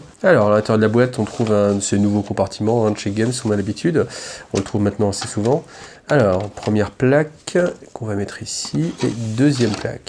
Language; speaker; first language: French; native; French